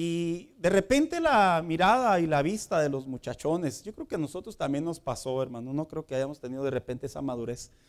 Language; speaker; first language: Spanish; native; Spanish